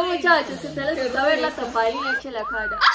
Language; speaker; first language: Spanish; native; Spanish